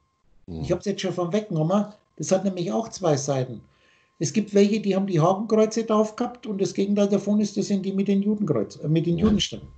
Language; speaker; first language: German; native; German